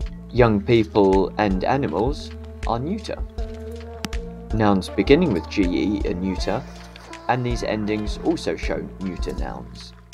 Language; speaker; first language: English; native; English